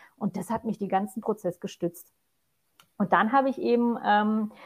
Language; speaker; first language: German; non-native, fluent; Polish